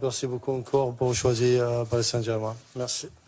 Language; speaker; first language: French; non-native, learner; Arabic